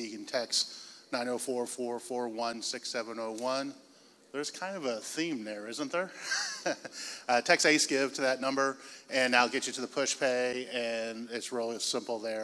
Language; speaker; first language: English; native; English